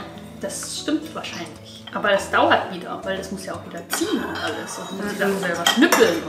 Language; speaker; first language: German; native; German